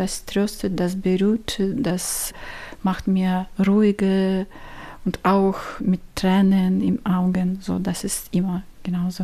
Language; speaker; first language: German; non-native, learner; Ukrainian